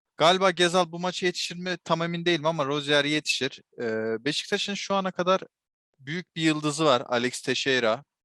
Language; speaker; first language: Turkish; native; Turkish